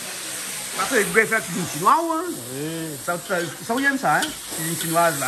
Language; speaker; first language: French; native; French